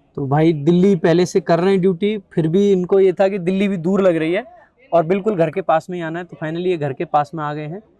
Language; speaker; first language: Hindi; native; Hindi